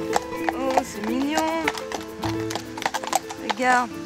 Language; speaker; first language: French; native; French